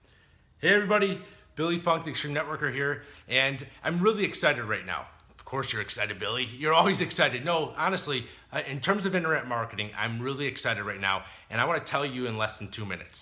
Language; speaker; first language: English; native; English